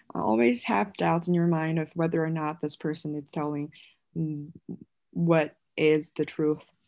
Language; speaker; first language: English; non-native, fluent; Chinese